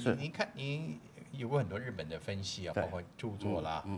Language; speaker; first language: Chinese; native; Chinese